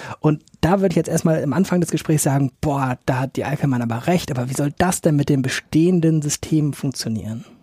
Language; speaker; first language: German; native; German